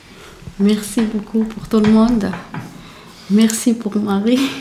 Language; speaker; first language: French; non-native, learner; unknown